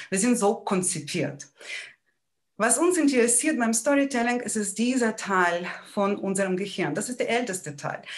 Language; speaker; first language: German; non-native, fluent; Ukrainian